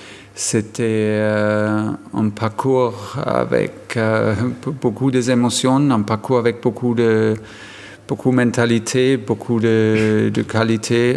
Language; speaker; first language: French; non-native, fluent; German